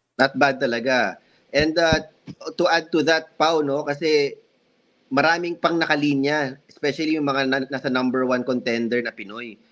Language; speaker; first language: Filipino; native; Filipino